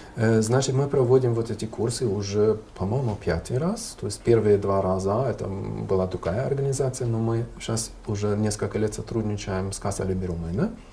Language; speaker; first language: Russian; non-native, fluent; German